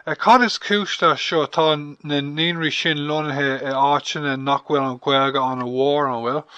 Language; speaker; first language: Irish; non-native, local second language; English